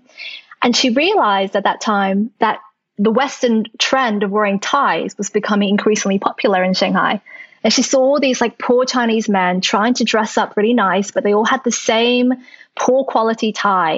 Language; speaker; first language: English; early bilingual, other home language; Chinese